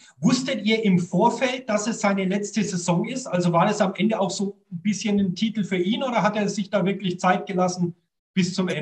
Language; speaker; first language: German; native; German